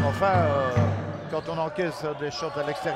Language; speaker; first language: French; native; French